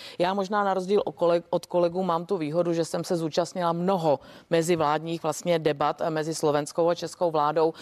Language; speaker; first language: Czech; native; Czech